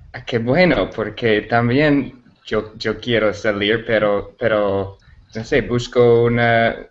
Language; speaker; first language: Spanish; non-native, learner; English